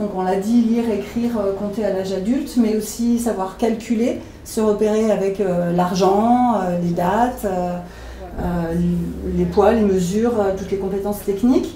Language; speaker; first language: French; native; French